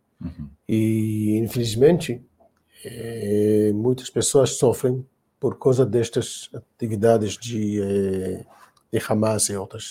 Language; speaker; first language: Portuguese; non-native, learner; Hebrew